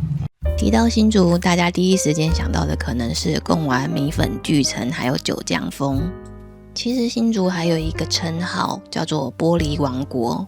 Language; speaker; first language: Chinese; native; Chinese